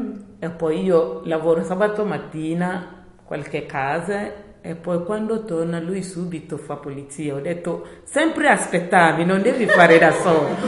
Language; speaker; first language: Italian; non-native, learner; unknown